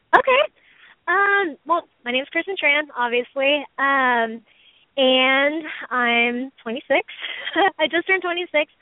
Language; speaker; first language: English; native; English